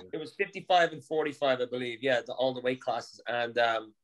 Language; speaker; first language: English; native; English